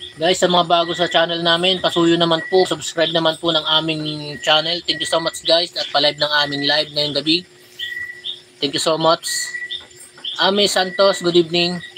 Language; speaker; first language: Filipino; non-native, local second language; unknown